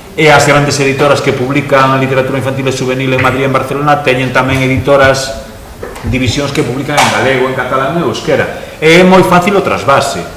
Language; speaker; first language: Galician; non-native, local second language; Spanish